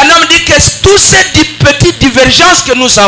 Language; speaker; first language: French; non-native, local second language; Lingala